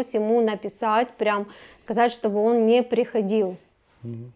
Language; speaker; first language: Russian; native; Russian